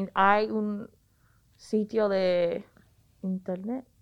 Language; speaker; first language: Spanish; early bilingual, heritage; Spanish